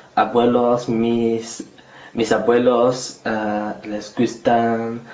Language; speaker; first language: Spanish; non-native, fluent; English